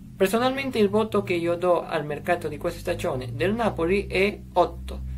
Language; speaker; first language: Italian; non-native, fluent; Spanish